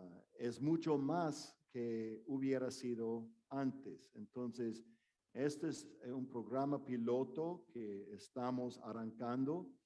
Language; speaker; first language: Spanish; non-native, fluent; English